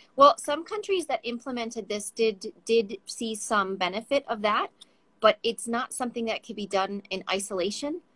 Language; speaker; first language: English; native; English